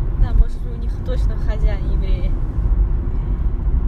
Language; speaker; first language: Russian; non-native, learner; Chinese